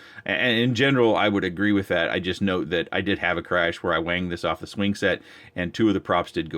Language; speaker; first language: English; native; English